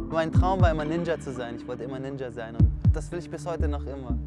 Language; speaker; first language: German; native; German